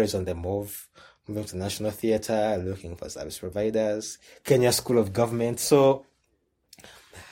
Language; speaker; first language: English; non-native, local second language; Ganda